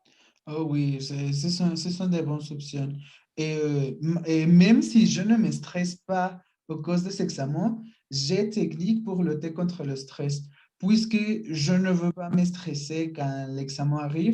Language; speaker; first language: French; non-native, learner; Spanish